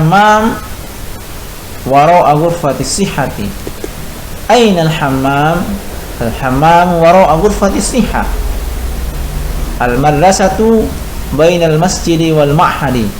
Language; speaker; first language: Arabic; non-native, fluent; Indonesian